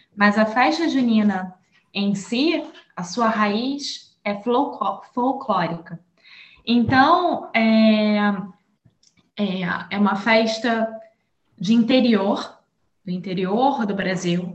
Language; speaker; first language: Portuguese; native; Portuguese